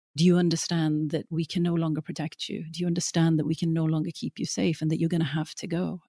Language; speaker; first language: English; early bilingual, other home language; Norwegian